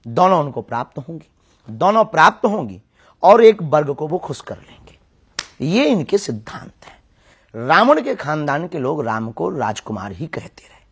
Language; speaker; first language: Hindi; native; Hindi